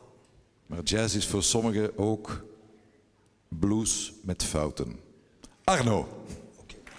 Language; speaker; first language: Dutch; native; Dutch